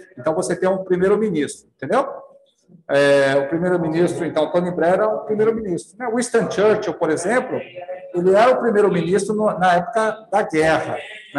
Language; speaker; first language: Portuguese; native; Portuguese